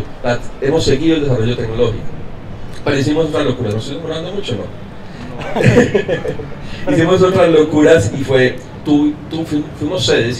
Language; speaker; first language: Spanish; native; Spanish